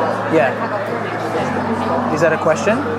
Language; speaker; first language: English; native; English